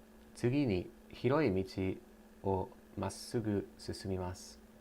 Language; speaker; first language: Japanese; non-native, learner; English